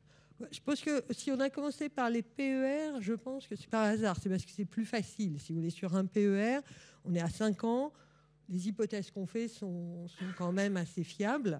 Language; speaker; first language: French; native; French